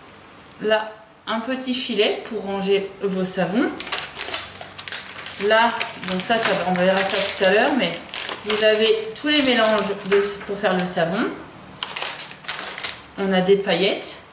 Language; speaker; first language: French; native; French